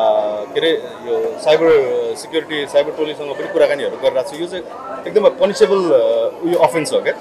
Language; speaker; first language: Nepali; native; Nepali